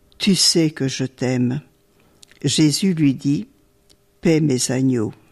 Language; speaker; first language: French; early bilingual, other home language; Italian